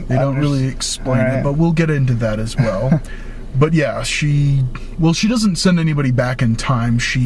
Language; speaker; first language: English; native; English